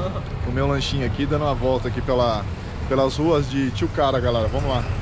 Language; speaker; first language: Portuguese; native; Portuguese